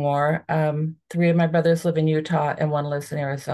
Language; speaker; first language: English; native; English